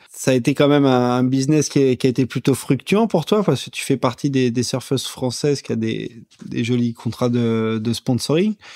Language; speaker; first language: French; native; French